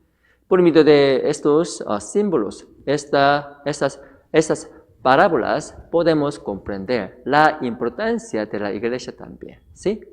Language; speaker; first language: Spanish; non-native, fluent; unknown